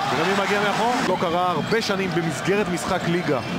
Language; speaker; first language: Hebrew; native; Hebrew